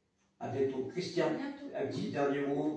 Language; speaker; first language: French; native; French